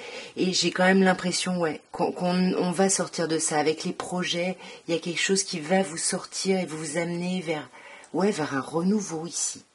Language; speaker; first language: French; native; French